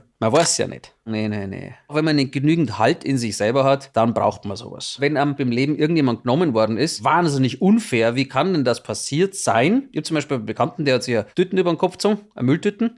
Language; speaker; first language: German; native; German